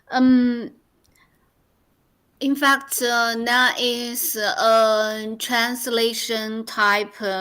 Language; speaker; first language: English; non-native, learner; Chinese